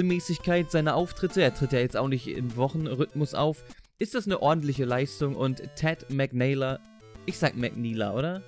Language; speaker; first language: German; native; German